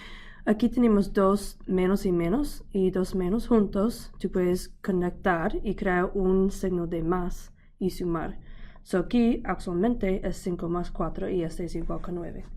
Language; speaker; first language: Spanish; non-native, learner; English